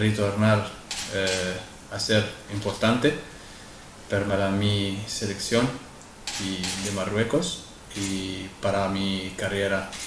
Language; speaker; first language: Spanish; non-native, fluent; Arabic